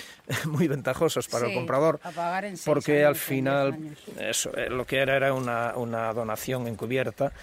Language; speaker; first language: Spanish; native; Spanish